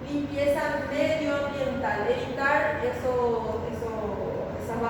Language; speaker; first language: Spanish; native; Spanish